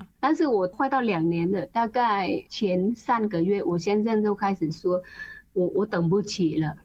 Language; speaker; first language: Chinese; non-native, fluent; Vietnamese